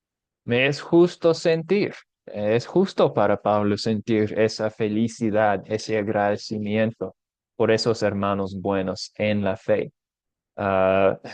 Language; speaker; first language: Spanish; non-native, fluent; English